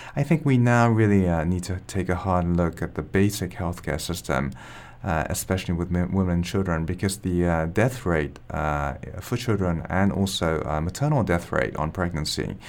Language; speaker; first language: English; non-native, fluent; Japanese